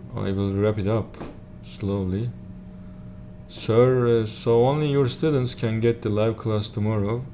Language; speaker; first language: English; non-native, learner; Turkish